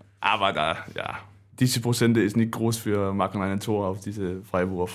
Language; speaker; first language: German; non-native, learner; Danish